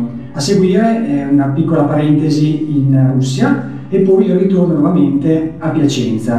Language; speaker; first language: Italian; native; Italian